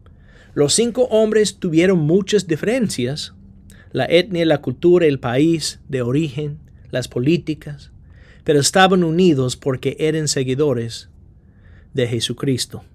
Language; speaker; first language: Spanish; non-native, fluent; English